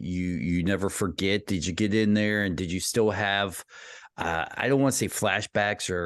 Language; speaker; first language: English; native; English